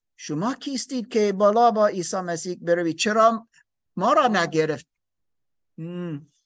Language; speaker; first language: Persian; non-native, learner; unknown